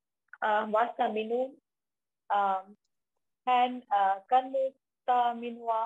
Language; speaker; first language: Finnish; non-native, learner; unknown